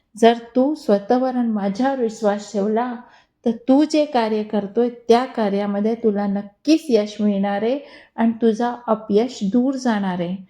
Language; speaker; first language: Marathi; non-native, local second language; Hindi